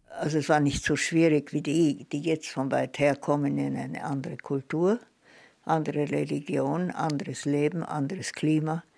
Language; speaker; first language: German; native; German